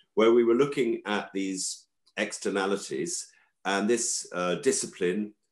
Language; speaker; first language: English; native; English